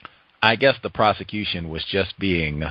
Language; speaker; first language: English; native; English